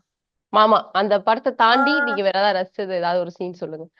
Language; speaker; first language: Tamil; native; Tamil